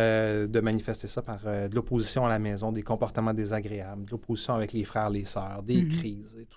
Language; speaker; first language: French; native; French